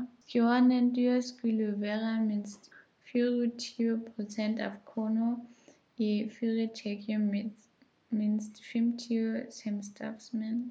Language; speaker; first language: Icelandic; non-native, learner; German